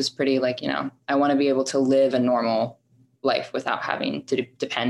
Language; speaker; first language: English; native; English